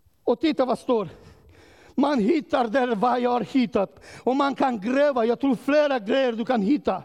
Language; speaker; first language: Swedish; non-native, learner; Romanian